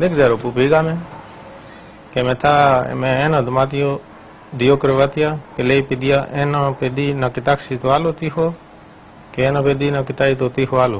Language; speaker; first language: Greek; non-native, learner; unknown